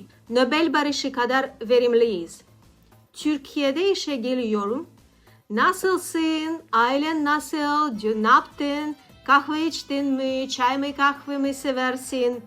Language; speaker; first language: Turkish; non-native, learner; Russian